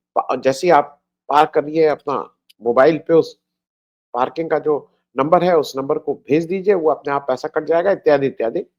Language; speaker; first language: Hindi; native; Hindi